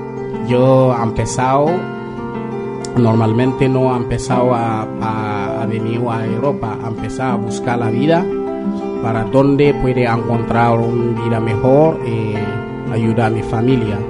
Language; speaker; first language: Spanish; non-native, learner; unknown